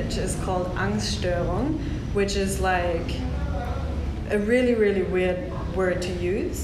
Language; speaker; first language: English; non-native, fluent; German